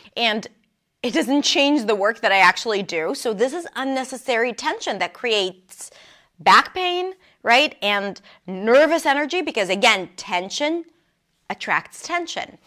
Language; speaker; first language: English; non-native, fluent; Hebrew